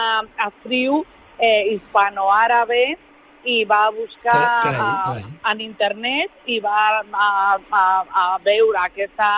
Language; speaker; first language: Catalan; non-native, local second language; Spanish